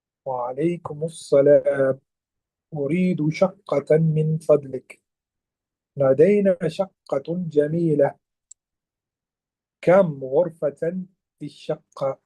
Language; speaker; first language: Arabic; non-native, fluent; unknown